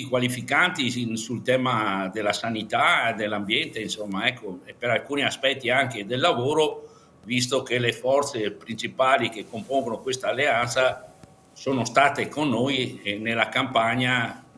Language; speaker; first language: Italian; native; Italian